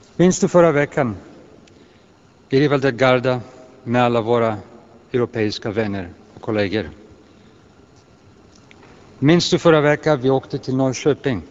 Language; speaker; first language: Swedish; non-native, fluent; Greek